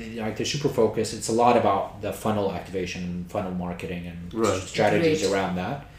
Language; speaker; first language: English; native; English